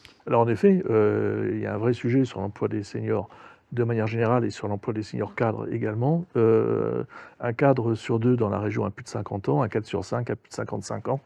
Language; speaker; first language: French; native; French